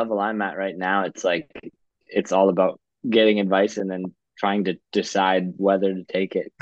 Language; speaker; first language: English; native; English